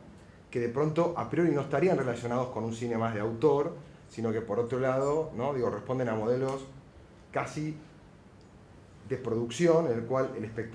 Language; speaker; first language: Spanish; native; Spanish